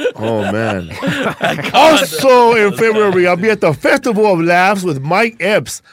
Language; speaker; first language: English; early bilingual, other home language; Spanish